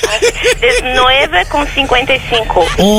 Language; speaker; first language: Spanish; non-native, learner; Portuguese